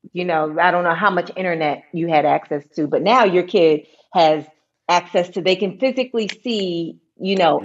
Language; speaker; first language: English; native; English